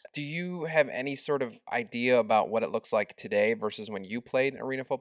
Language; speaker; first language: English; native; English